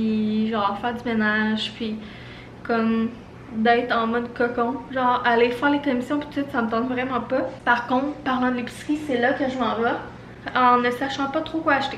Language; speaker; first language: French; native; French